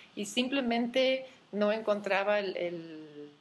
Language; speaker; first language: Spanish; non-native, fluent; Dutch